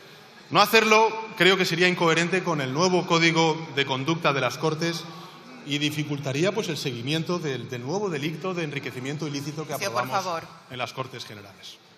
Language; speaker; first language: Spanish; native; Spanish